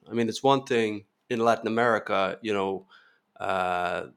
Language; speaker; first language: English; non-native, fluent; Norwegian